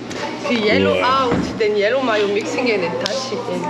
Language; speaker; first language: Korean; non-native, learner; French